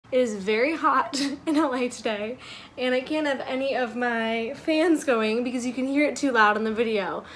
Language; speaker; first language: English; native; English